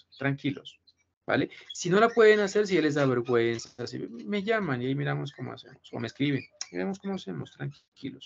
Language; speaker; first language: Spanish; native; Spanish